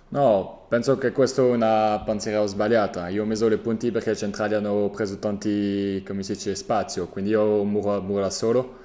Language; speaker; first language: Italian; non-native, fluent; French